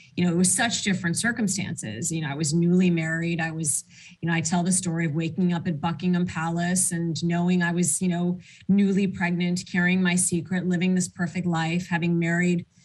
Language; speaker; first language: English; early bilingual, other home language; Arabic